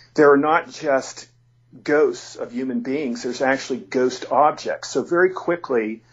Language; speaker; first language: English; native; English